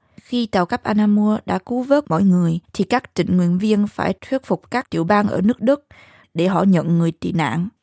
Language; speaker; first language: Vietnamese; early bilingual, heritage; Vietnamese